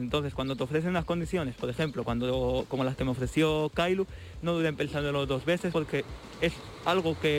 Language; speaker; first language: Spanish; native; Spanish